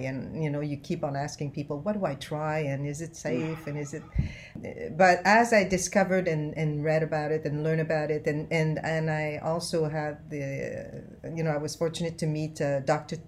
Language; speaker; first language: English; non-native, fluent; French